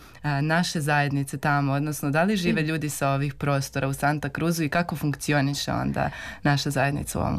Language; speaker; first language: Serbian; native; Serbian